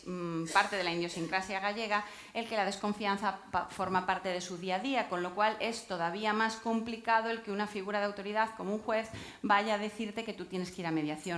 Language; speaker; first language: Spanish; native; Spanish